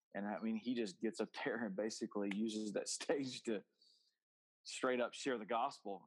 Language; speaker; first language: English; native; English